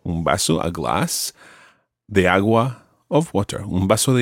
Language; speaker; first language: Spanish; non-native, fluent; English